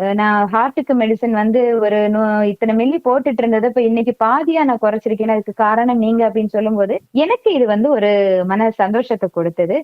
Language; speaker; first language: Tamil; non-native, local second language; Malayalam